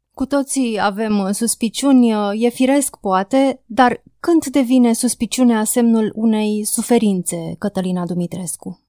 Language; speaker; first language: Romanian; native; Romanian